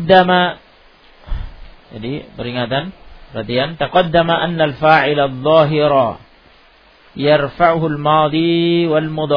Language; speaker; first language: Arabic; non-native, fluent; Indonesian